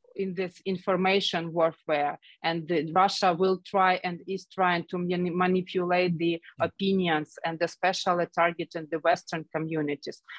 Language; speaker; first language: English; non-native, fluent; Ukrainian